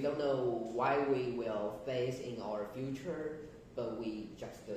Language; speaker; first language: English; non-native, learner; Chinese